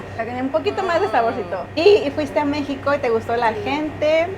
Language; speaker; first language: Spanish; native; Spanish